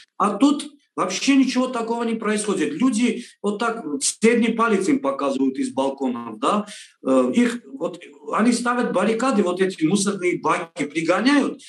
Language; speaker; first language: Russian; non-native, local second language; Armenian